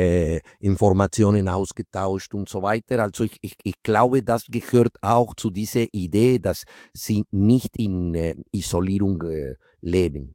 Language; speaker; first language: German; non-native, fluent; Spanish